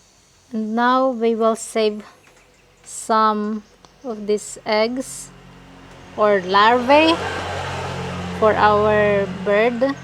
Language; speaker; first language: English; non-native, local second language; Filipino